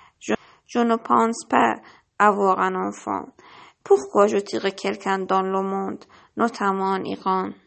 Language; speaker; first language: French; non-native, learner; Persian